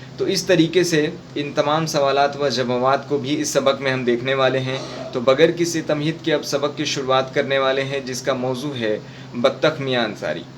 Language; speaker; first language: Urdu; native; Urdu